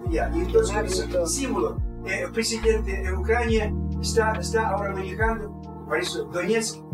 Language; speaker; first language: Spanish; non-native, fluent; Russian